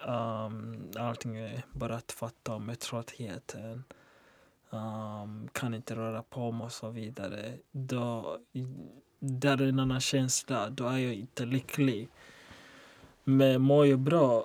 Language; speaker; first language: Swedish; non-native, local second language; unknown